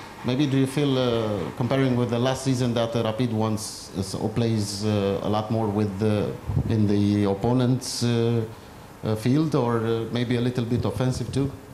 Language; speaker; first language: English; non-native, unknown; Romanian